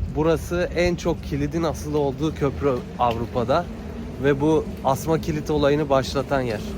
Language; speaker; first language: Turkish; native; Turkish